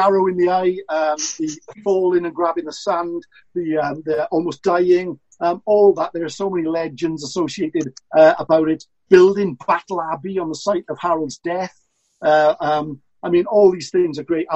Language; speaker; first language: English; native; English